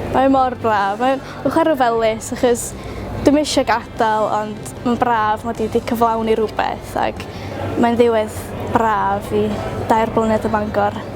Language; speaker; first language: Welsh; non-native, local second language; English